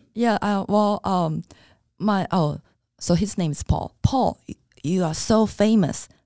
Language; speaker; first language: English; non-native, fluent; Japanese